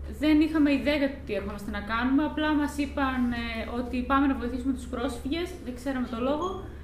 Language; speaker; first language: Greek; native; Greek